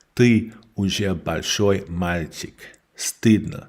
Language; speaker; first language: Russian; non-native, learner; English